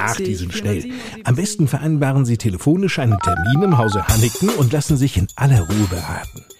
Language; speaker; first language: German; native; German